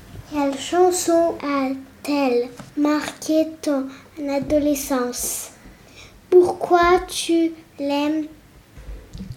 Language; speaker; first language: French; early bilingual, other home language; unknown